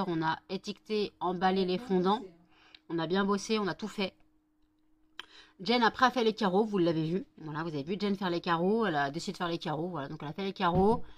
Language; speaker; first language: French; native; French